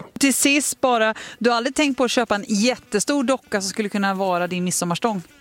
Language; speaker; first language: Swedish; native; Swedish